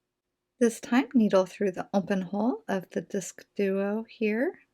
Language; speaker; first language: English; native; English